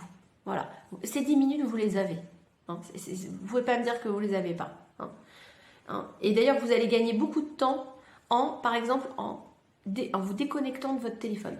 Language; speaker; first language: French; native; French